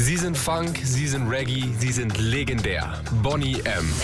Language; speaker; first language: German; native; German